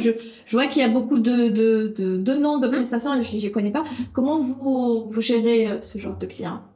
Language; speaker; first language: French; native; French